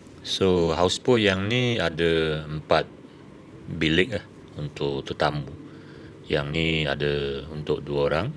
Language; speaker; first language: Malay; native; Malay